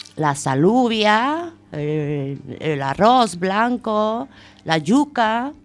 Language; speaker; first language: Spanish; non-native, learner; Portuguese